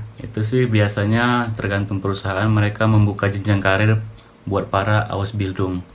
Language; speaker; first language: Indonesian; native; Indonesian